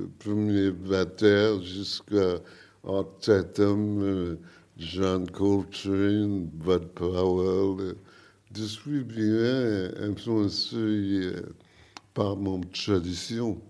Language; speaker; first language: French; non-native, learner; English